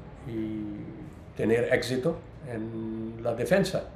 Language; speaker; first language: Spanish; non-native, learner; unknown